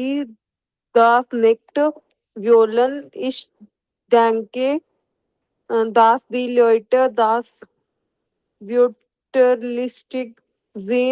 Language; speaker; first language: German; non-native, learner; Hindi